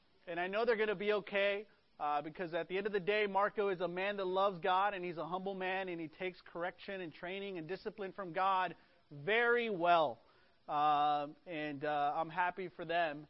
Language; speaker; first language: English; early bilingual, other home language; Spanish